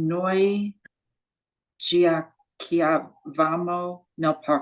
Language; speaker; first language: Italian; non-native, learner; English